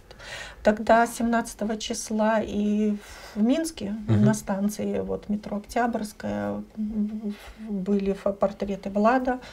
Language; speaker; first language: Russian; native; Russian